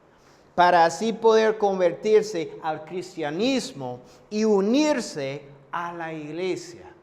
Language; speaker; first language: Spanish; non-native, fluent; English